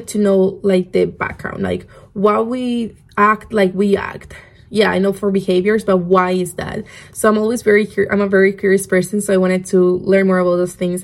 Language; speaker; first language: English; non-native, fluent; Spanish